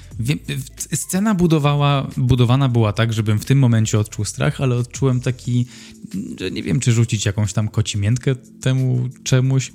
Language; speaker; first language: Polish; native; Polish